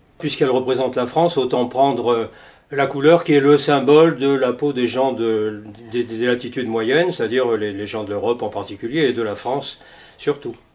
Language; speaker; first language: French; native; French